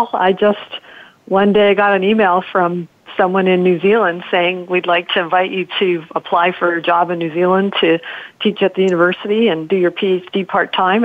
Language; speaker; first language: English; early bilingual, other home language; Italian